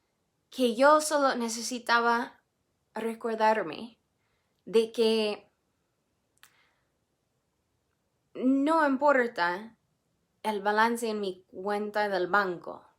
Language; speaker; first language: Spanish; non-native, fluent; English